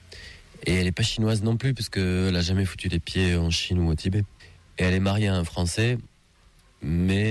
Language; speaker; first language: French; native; French